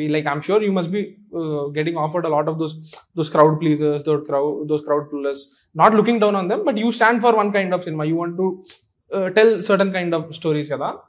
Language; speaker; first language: Telugu; native; Telugu